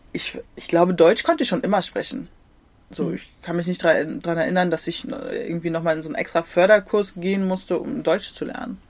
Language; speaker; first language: German; native; German